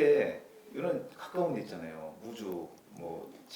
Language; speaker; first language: Korean; native; Korean